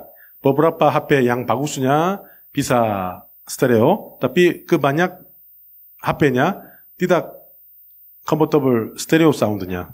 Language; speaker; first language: Indonesian; non-native, learner; Korean